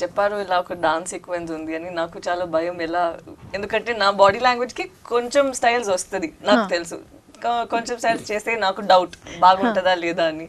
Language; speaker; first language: Telugu; non-native, learner; Tamil